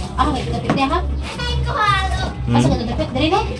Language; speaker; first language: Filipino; non-native, local second language; Cebuano